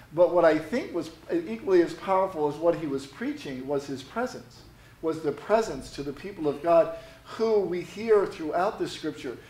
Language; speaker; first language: English; native; English